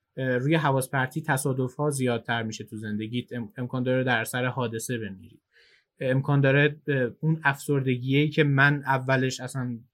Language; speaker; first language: Persian; native; Persian